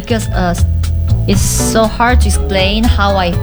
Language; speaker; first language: English; non-native, learner; Korean